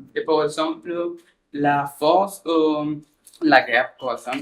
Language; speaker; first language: French; non-native, learner; Spanish